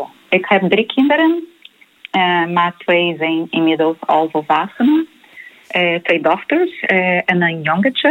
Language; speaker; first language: Dutch; non-native, fluent; Portuguese